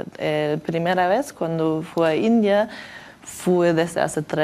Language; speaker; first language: Spanish; non-native, learner; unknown